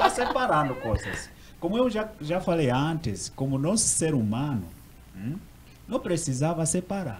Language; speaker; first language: Portuguese; non-native, learner; Swahili